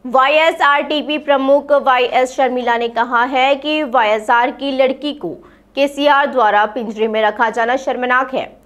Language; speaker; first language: Hindi; native; Hindi